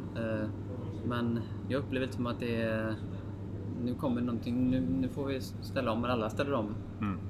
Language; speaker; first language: Swedish; native; Swedish